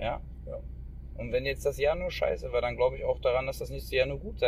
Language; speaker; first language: German; native; German